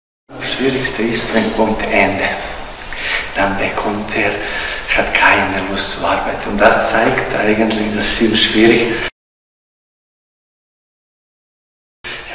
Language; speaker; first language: German; non-native, learner; Serbian